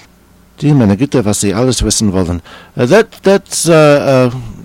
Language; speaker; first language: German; non-native, learner; English